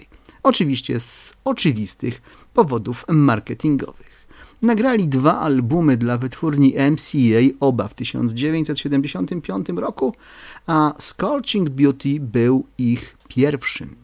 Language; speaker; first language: Polish; native; Polish